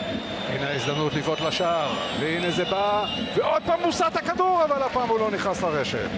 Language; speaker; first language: Hebrew; native; Hebrew